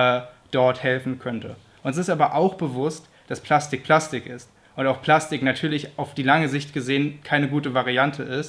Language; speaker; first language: German; native; German